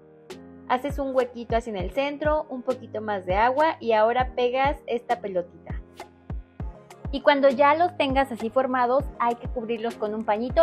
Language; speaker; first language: Spanish; native; Spanish